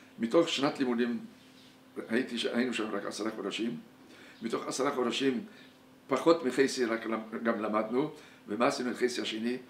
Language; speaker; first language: Hebrew; non-native, fluent; Hungarian